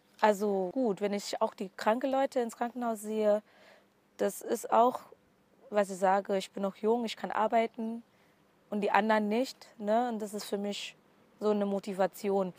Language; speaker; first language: German; non-native, learner; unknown